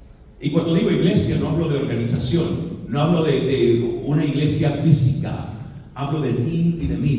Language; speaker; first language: Spanish; native; Spanish